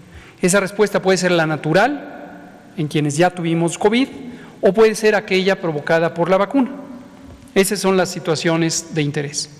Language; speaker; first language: Spanish; native; Spanish